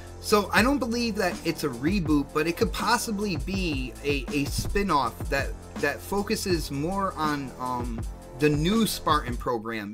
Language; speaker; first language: English; native; English